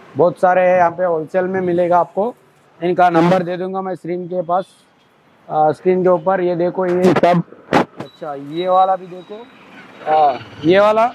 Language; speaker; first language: Hindi; non-native, local second language; Telugu